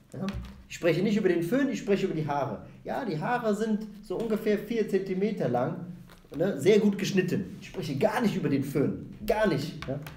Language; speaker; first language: German; non-native, fluent; Arabic